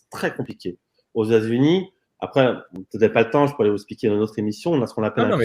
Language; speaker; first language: French; native; French